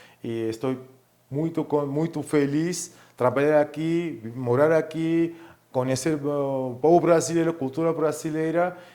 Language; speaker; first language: Portuguese; non-native, fluent; Georgian